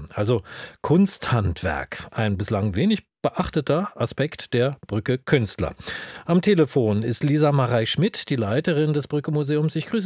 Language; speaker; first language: German; native; German